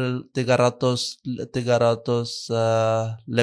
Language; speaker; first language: Indonesian; non-native, learner; Arabic